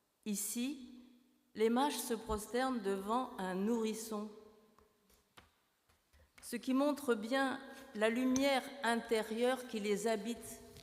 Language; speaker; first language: French; native; French